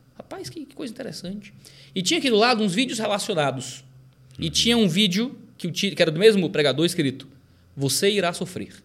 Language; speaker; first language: Portuguese; native; Portuguese